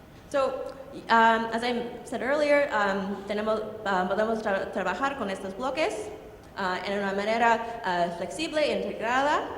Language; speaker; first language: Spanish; non-native, learner; English